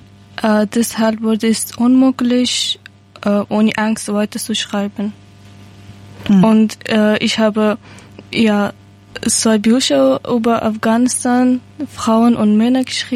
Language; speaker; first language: German; non-native, learner; Persian